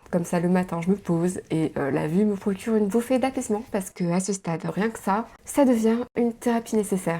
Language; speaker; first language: French; native; French